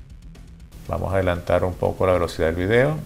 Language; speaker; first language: Spanish; native; Spanish